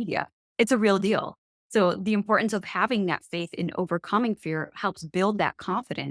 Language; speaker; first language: English; native; English